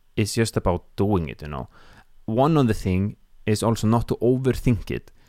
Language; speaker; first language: English; non-native, fluent; Icelandic